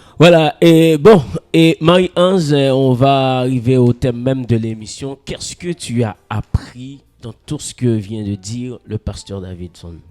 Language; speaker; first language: French; non-native, local second language; Haitian Creole